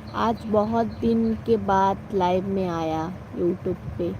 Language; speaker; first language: Hindi; non-native, local second language; Bangla